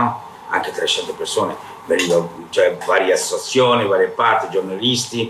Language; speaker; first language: Italian; non-native, fluent; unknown